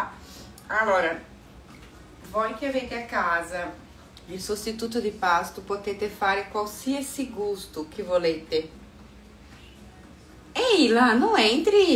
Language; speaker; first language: Italian; non-native, fluent; Portuguese